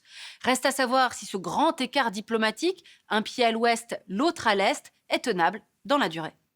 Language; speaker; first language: French; native; French